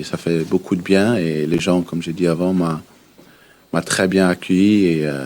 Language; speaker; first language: French; early bilingual, heritage; Danish